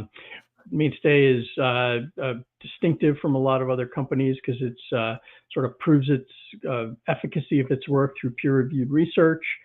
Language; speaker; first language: English; native; English